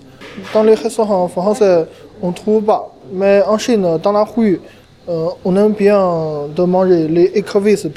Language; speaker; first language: French; non-native, fluent; Chinese